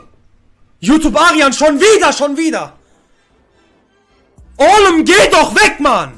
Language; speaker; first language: German; native; German